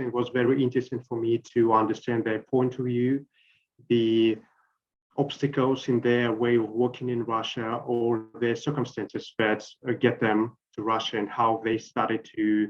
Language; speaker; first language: English; non-native, fluent; Russian